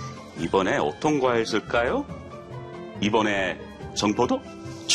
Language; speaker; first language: Korean; non-native, fluent; English